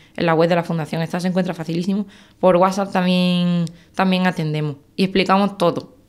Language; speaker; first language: Spanish; native; Spanish